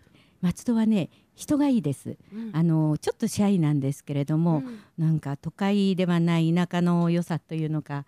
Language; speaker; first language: Japanese; native; Japanese